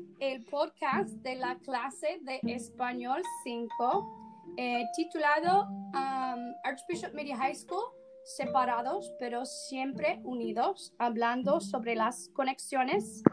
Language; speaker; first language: Spanish; non-native, fluent; English